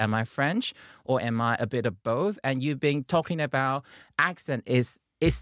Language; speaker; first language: English; non-native, fluent; Chinese